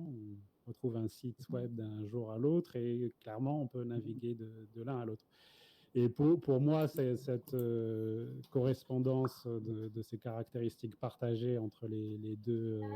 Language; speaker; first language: French; native; French